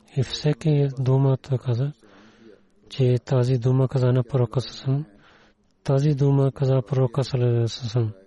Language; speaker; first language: Bulgarian; non-native, learner; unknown